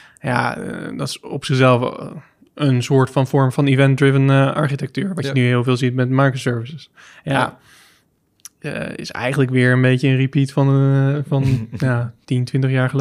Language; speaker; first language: Dutch; native; Dutch